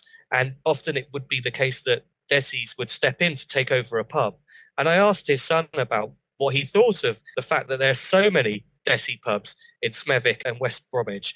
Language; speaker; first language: English; native; English